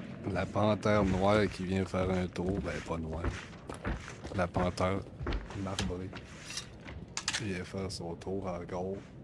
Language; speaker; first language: French; native; French